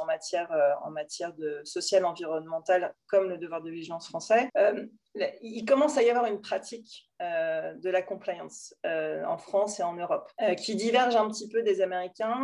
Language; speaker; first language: French; native; French